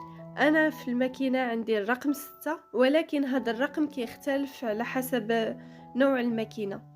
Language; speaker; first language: Arabic; native; Arabic